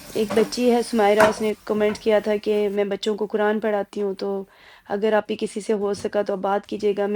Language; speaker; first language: Urdu; non-native, local second language; Punjabi